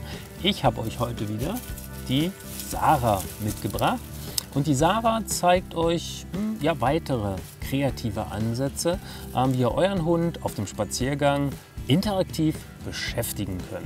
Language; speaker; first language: German; native; German